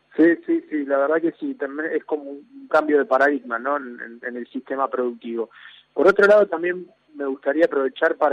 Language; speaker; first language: Spanish; native; Spanish